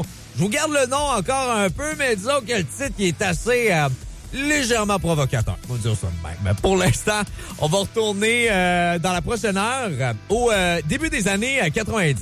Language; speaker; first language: French; native; French